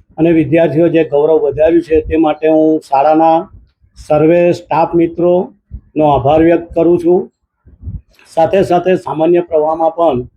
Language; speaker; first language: Gujarati; native; Gujarati